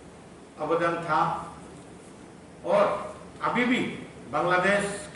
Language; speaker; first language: Hindi; non-native, local second language; Bangla